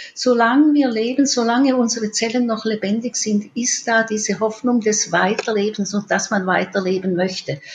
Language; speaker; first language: German; native; German